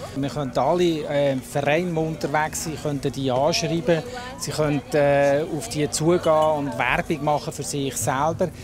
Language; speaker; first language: German; native; German